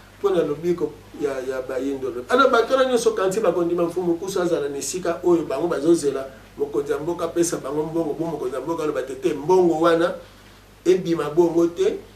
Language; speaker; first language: Lingala; non-native, local second language; Kongo